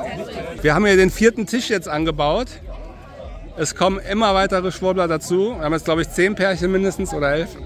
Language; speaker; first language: German; native; German